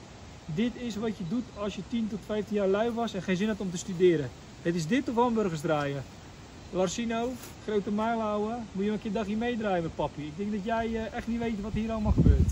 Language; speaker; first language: Dutch; native; Dutch